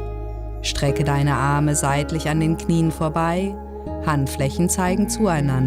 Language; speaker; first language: German; native; German